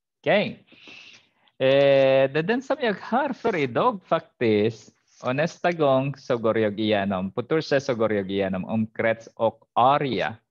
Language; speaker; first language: Swedish; non-native, fluent; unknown